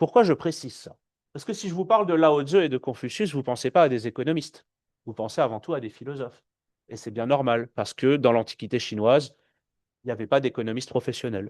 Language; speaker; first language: French; native; French